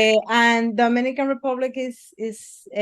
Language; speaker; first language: English; non-native, learner; Spanish